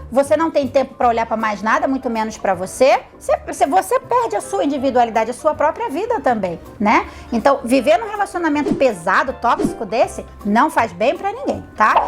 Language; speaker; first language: Portuguese; native; Portuguese